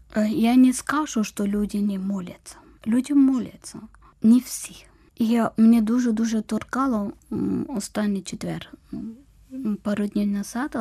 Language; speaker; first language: Ukrainian; non-native, learner; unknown